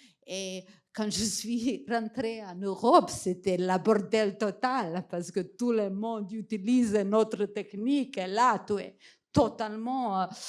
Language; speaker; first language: French; non-native, fluent; Macedonian